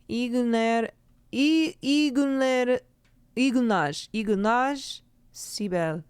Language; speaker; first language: Turkish; non-native, learner; English